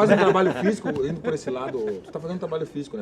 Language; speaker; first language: Portuguese; native; Portuguese